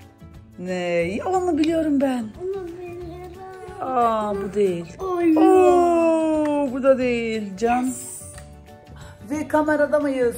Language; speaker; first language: Turkish; early bilingual, heritage; Turkish